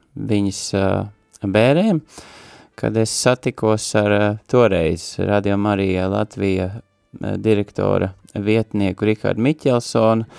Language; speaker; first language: Latvian; native; Latvian